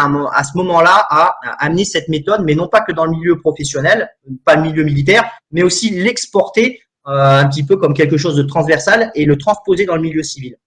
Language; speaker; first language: French; native; French